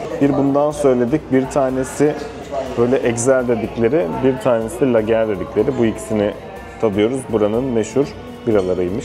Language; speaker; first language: Turkish; native; Turkish